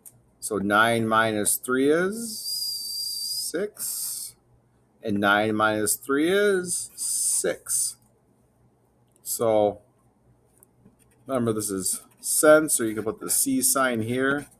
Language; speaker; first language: English; native; English